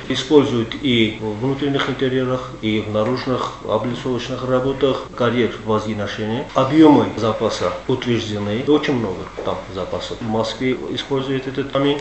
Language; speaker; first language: Russian; non-native, local second language; Armenian